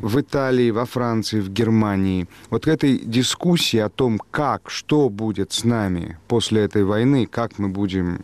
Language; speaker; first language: Russian; native; Russian